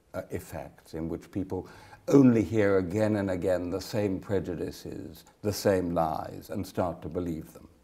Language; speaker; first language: English; native; English